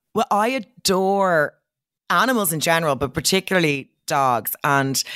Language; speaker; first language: English; native; English